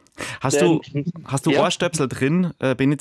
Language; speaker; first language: German; native; German